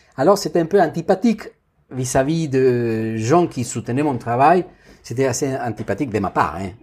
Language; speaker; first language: French; non-native, fluent; Spanish